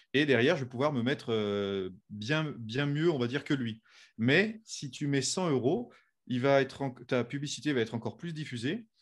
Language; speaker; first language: French; native; French